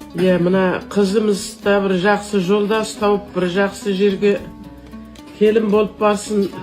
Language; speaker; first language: Kazakh; non-native, local second language; German